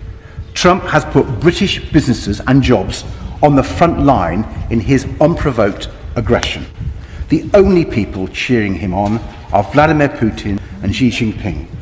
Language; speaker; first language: English; native; English